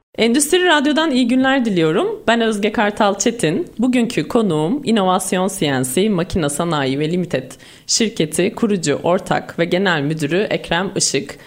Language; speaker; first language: Turkish; native; Turkish